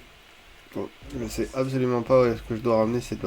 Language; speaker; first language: French; native; French